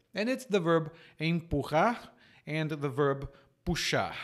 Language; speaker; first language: English; non-native, fluent; Portuguese